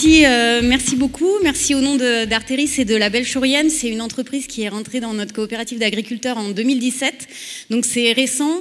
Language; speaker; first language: French; native; French